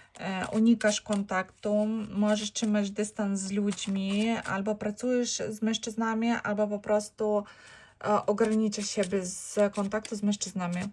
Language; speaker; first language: Polish; non-native, learner; Ukrainian